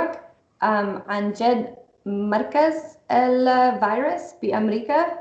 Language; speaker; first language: Arabic; non-native, fluent; English